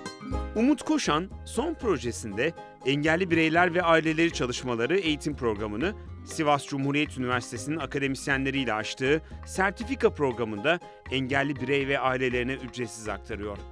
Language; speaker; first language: Turkish; native; Turkish